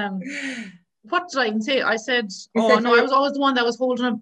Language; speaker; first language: English; native; English